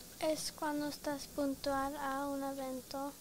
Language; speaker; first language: Spanish; early bilingual, heritage; Spanish